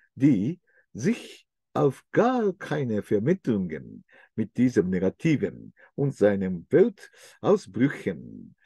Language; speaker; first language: German; non-native, fluent; Japanese